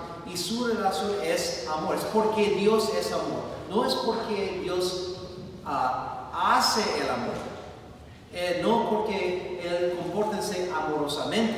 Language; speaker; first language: Spanish; non-native, fluent; English